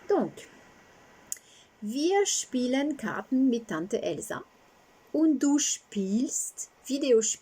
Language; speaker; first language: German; non-native, fluent; French